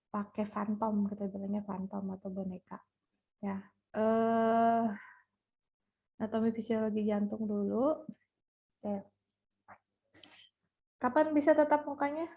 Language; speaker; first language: Indonesian; native; Indonesian